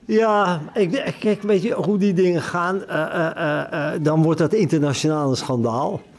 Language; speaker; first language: Dutch; native; Dutch